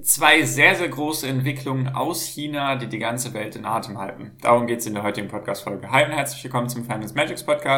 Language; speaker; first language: German; native; German